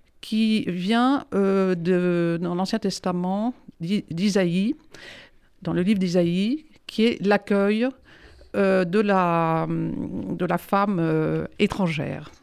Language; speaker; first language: French; native; French